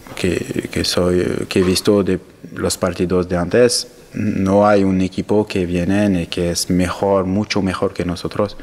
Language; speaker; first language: Spanish; non-native, learner; French